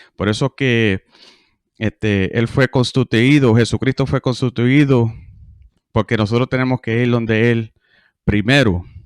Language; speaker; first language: Spanish; early bilingual, heritage; Spanish